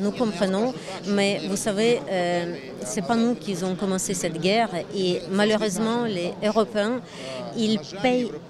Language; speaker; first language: French; non-native, fluent; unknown